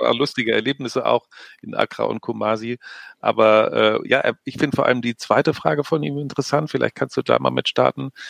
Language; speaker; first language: German; native; German